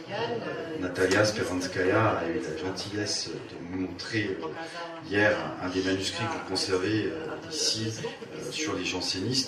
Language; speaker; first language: French; native; French